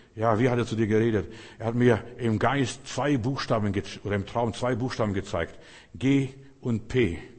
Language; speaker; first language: German; early bilingual, other home language; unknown